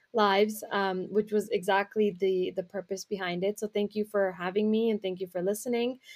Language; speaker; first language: English; native; English